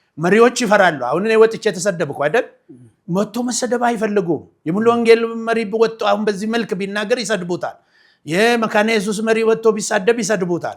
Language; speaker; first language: Amharic; non-native, local second language; Oromo